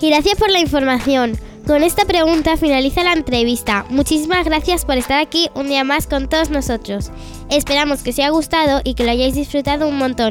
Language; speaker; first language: Spanish; native; Spanish